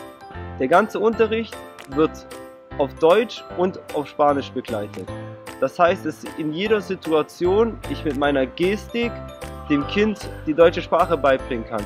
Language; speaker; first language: German; non-native, fluent; Spanish